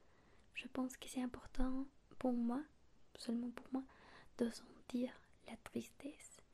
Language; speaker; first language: French; non-native, learner; Spanish